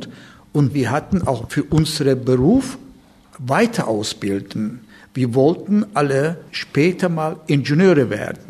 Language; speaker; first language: German; non-native, fluent; Turkish